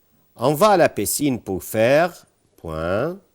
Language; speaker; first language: French; non-native, fluent; Arabic